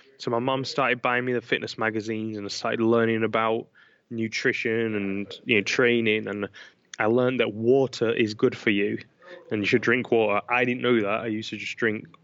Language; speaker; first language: English; native; English